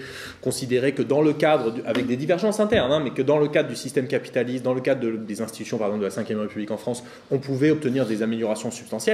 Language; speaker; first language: French; native; French